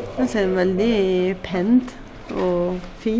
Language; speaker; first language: Norwegian; non-native, fluent; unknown